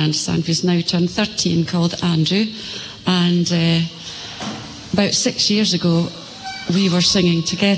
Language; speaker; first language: English; native; English